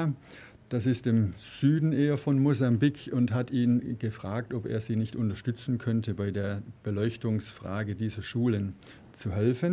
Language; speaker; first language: German; native; German